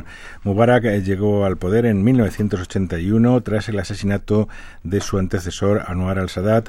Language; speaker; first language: Spanish; native; Spanish